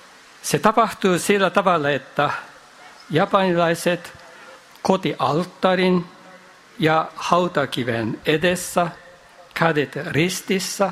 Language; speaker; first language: Finnish; non-native, fluent; Japanese